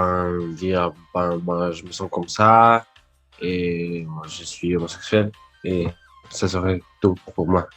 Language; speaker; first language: French; non-native, learner; Spanish